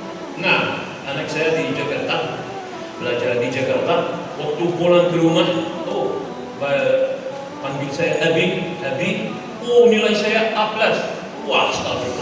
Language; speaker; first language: Indonesian; non-native, learner; Arabic